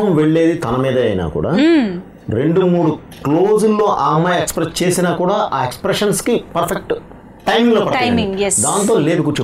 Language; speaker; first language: Telugu; native; Telugu